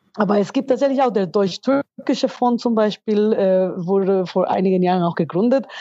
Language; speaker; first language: German; non-native, fluent; Spanish